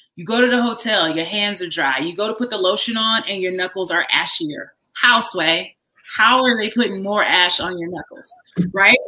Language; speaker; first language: English; native; English